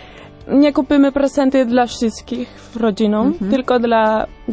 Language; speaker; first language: Polish; early bilingual, heritage; Spanish